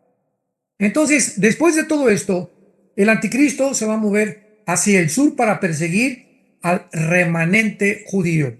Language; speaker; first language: Spanish; native; Spanish